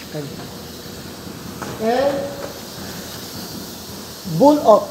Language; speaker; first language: Korean; non-native, learner; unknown